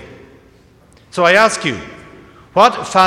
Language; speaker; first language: English; native; English